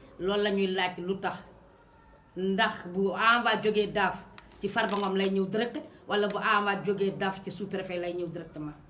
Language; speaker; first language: Wolof; non-native, local second language; Fula